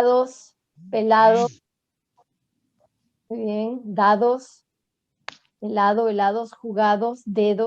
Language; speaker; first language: Spanish; native; Spanish